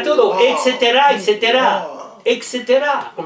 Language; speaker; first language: Spanish; non-native, learner; French